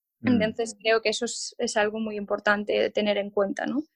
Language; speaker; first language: Spanish; non-native, local second language; Catalan